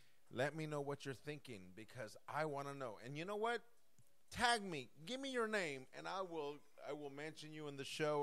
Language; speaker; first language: English; early bilingual, other home language; Spanish